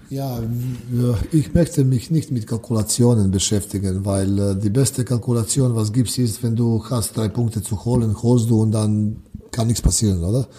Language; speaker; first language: German; non-native, learner; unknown